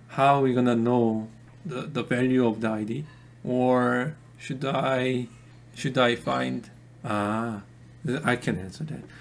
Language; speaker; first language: English; non-native, fluent; Korean